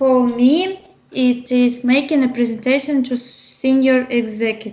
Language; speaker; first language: English; non-native, learner; Russian